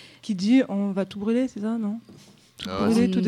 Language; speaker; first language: French; native; French